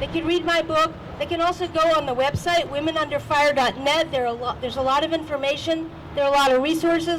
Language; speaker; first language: English; native; English